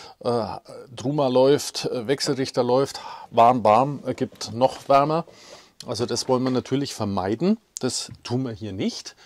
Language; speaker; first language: German; native; German